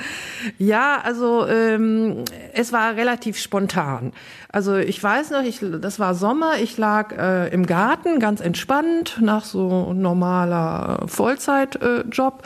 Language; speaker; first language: German; native; German